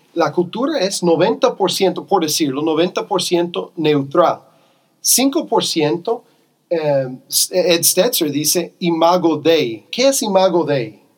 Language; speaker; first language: Spanish; non-native, fluent; English